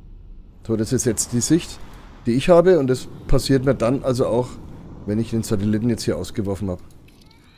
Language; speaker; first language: German; native; German